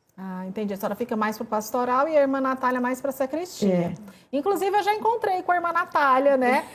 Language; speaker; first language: Portuguese; native; Portuguese